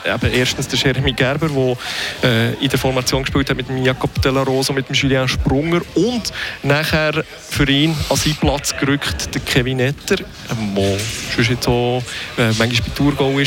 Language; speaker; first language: German; native; German